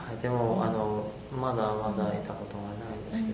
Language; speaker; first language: Japanese; non-native, learner; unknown